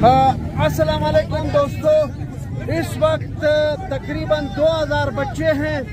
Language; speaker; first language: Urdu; non-native, local second language; Pashto